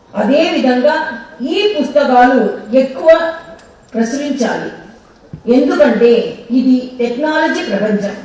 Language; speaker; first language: Telugu; non-native, learner; Tamil